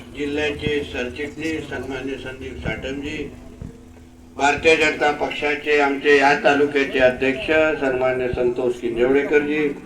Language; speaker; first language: Marathi; native; Marathi